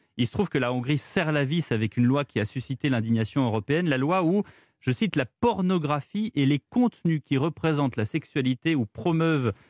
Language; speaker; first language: French; native; French